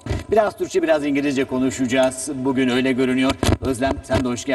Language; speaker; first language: Turkish; native; Turkish